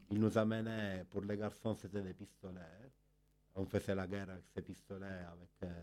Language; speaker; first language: French; non-native, fluent; Italian